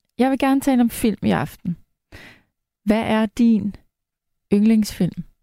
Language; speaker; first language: Danish; native; Danish